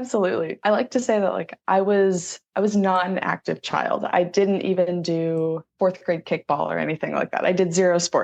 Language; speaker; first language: English; native; English